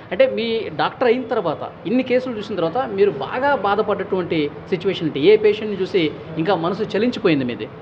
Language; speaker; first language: Telugu; native; Telugu